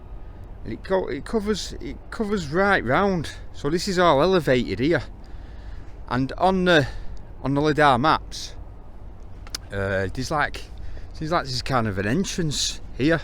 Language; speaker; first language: English; native; English